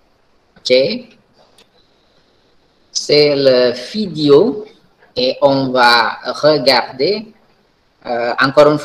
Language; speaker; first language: French; non-native, fluent; Indonesian